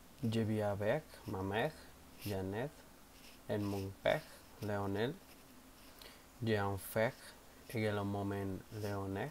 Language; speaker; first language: French; non-native, learner; Spanish